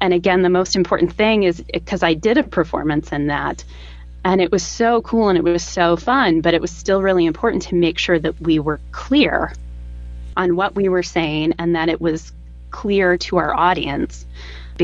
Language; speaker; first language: English; native; English